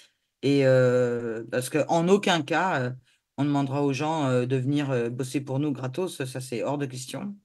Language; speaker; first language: French; native; French